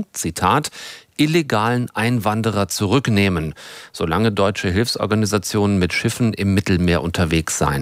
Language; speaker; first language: German; native; German